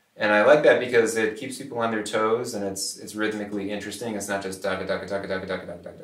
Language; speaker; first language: English; native; English